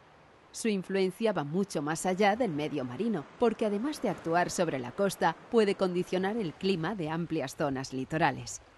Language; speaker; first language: Spanish; native; Spanish